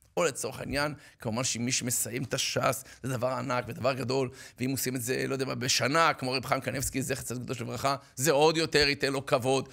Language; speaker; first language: Hebrew; native; Hebrew